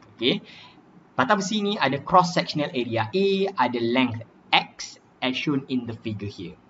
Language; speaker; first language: English; non-native, local second language; Malay